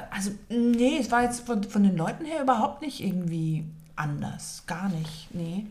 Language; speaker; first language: German; native; German